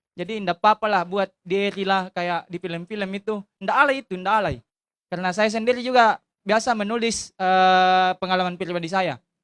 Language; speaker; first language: Indonesian; native; Indonesian